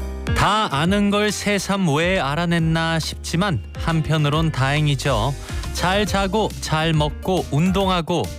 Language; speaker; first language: Korean; native; Korean